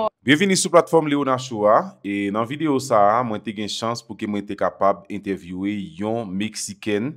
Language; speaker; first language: Spanish; non-native, learner; Haitian Creole